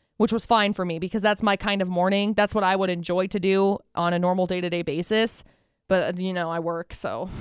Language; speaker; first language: English; native; English